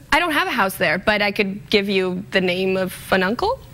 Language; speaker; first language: English; non-native, fluent; Spanish